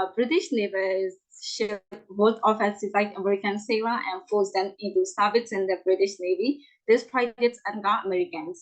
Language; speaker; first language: English; non-native, learner; Burmese